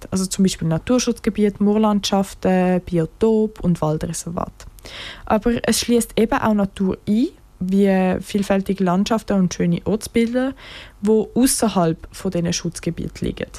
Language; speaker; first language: German; native; German